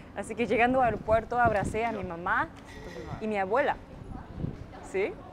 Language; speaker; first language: Spanish; non-native, fluent; Japanese